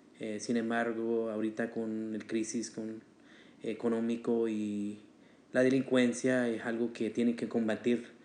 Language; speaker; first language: Spanish; early bilingual, heritage; Spanish